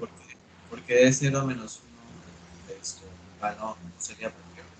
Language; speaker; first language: Spanish; native; Spanish